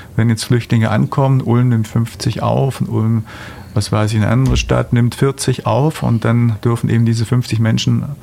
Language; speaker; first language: German; native; German